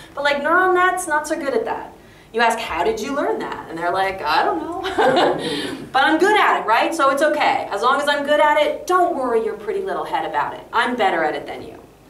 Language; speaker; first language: English; native; English